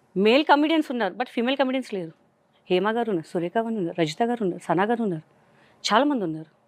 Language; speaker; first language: Telugu; non-native, local second language; Hindi